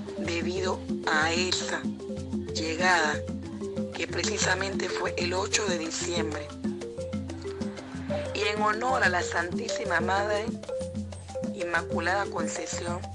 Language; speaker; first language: Spanish; native; Spanish